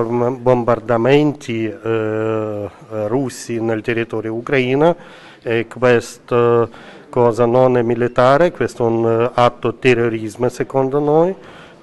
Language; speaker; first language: Italian; non-native, learner; Ukrainian